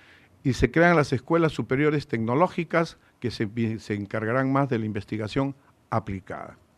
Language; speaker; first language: Spanish; native; Spanish